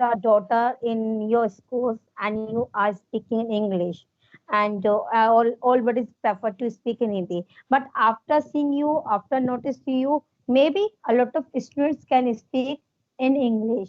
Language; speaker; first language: English; non-native, learner; Hindi